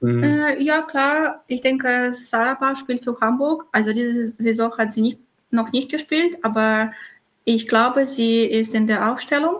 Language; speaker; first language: German; non-native, fluent; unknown